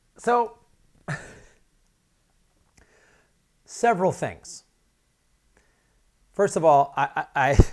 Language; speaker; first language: English; native; English